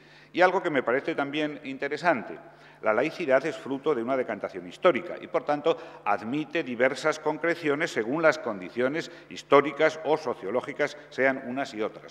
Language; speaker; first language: Spanish; native; Spanish